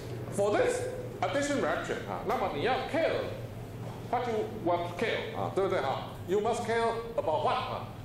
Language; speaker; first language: English; non-native, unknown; Chinese